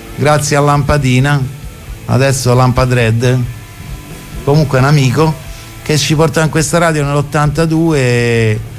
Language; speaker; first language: Italian; native; Italian